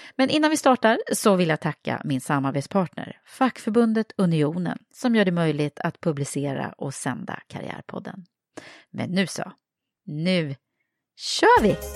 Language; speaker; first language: Swedish; native; Swedish